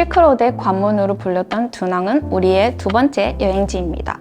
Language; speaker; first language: Korean; non-native, fluent; Chinese